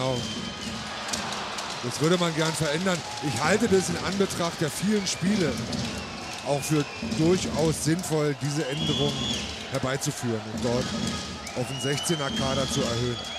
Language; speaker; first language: German; native; German